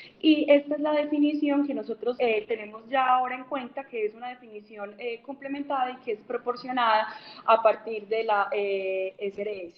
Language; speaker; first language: Spanish; native; Spanish